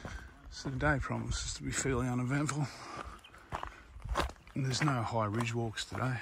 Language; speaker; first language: English; native; English